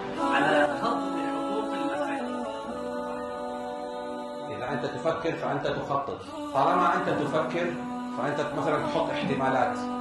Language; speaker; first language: Arabic; native; Arabic